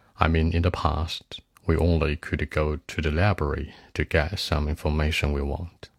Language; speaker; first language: English; non-native, fluent; Chinese